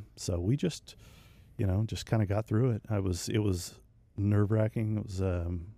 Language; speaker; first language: English; native; English